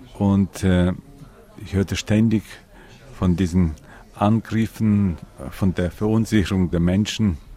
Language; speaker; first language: German; non-native, fluent; Ukrainian